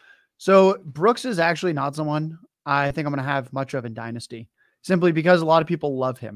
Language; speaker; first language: English; native; English